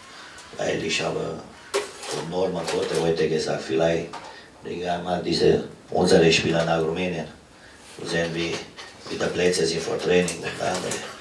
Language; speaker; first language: German; non-native, fluent; Romanian